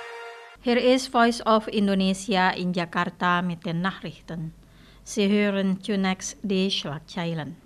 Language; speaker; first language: German; non-native, fluent; Indonesian